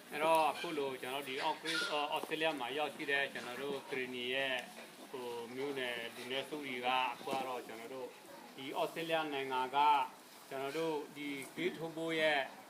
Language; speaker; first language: Burmese; non-native, local second language; Western Kayah